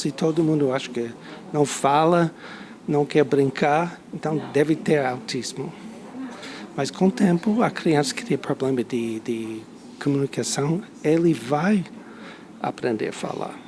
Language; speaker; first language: Portuguese; non-native, fluent; English